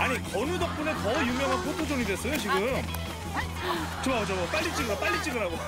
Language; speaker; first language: Korean; native; Korean